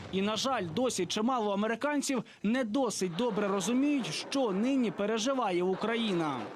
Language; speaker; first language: Ukrainian; native; Ukrainian